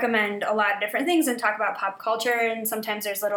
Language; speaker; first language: English; native; English